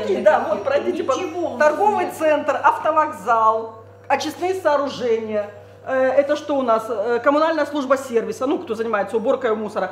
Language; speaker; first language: Russian; native; Russian